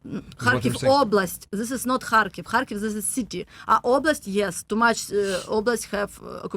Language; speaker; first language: English; non-native, learner; Russian